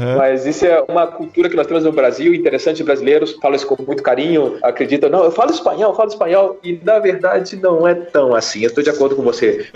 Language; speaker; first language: Portuguese; native; Portuguese